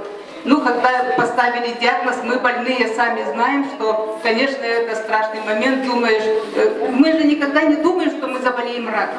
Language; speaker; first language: Russian; native; Russian